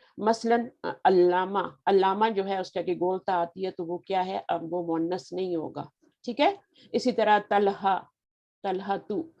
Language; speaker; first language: Urdu; native; Urdu